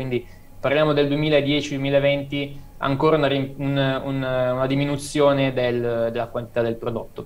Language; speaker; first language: Italian; native; Italian